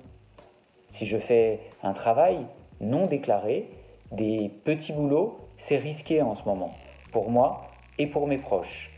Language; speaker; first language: French; native; French